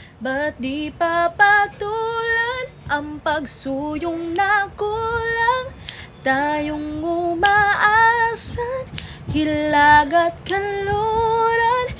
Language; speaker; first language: Filipino; non-native, local second language; Cebuano